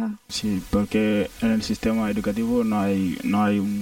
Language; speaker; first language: Spanish; non-native, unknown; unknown